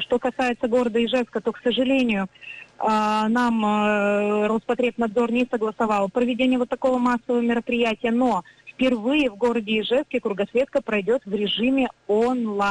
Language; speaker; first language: Russian; native; Russian